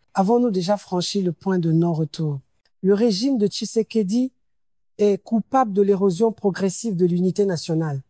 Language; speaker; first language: French; non-native, local second language; Lingala